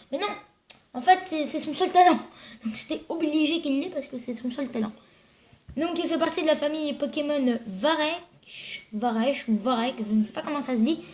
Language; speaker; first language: French; native; French